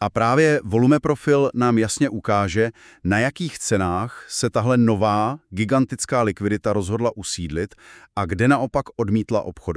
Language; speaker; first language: Czech; native; Czech